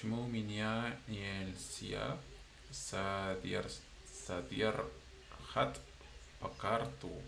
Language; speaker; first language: Russian; non-native, learner; Spanish